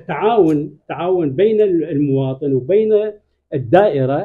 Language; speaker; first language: Arabic; native; Arabic